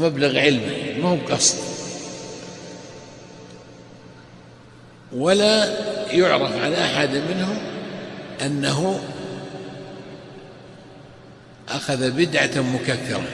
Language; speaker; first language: Arabic; native; Arabic